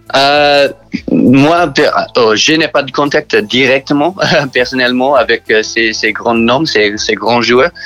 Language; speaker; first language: French; non-native, learner; English